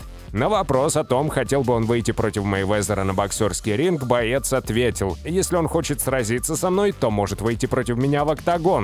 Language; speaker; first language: Russian; native; Russian